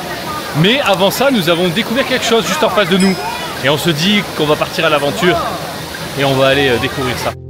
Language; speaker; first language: French; native; French